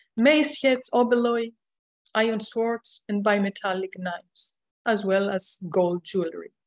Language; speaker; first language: English; non-native, fluent; Greek